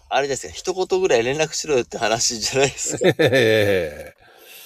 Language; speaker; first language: Japanese; native; Japanese